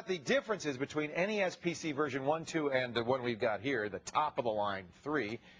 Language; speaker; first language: English; native; English